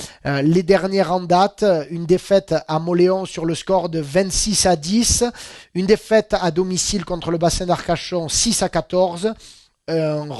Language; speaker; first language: French; native; French